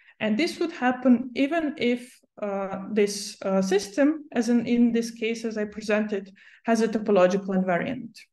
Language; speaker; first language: English; non-native, fluent; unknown